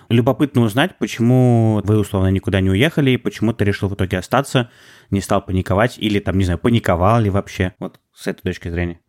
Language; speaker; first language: Russian; native; Russian